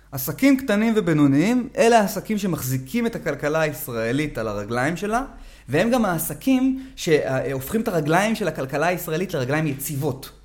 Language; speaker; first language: Hebrew; native; Hebrew